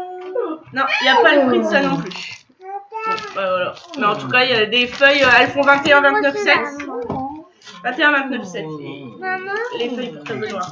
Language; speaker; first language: French; native; French